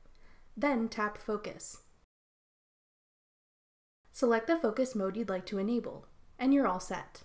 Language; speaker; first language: English; native; English